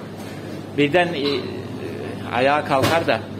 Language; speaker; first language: Turkish; non-native, learner; Russian